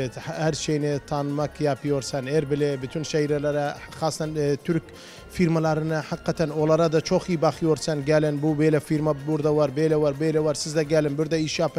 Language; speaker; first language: Turkish; non-native, fluent; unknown